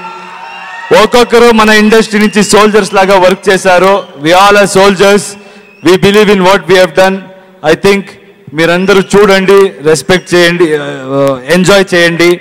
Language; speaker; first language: Telugu; non-native, learner; Kannada